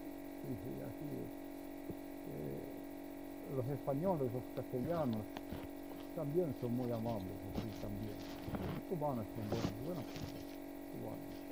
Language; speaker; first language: Spanish; non-native, learner; Slovenian